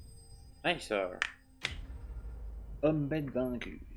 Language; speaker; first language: French; native; French